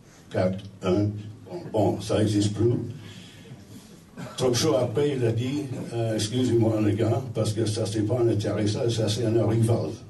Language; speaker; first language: French; non-native, fluent; English